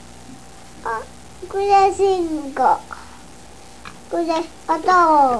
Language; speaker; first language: Japanese; native; Japanese